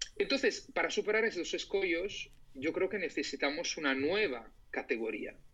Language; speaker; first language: Spanish; non-native, fluent; Italian